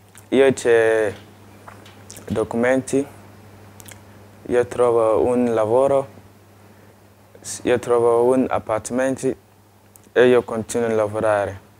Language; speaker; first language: Italian; non-native, learner; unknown